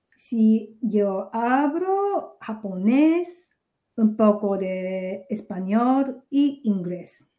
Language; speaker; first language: Spanish; non-native, learner; Japanese